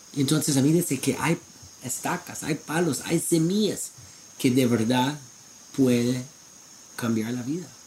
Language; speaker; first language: Spanish; non-native, fluent; English